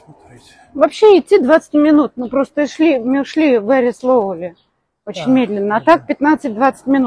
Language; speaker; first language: Russian; native; Russian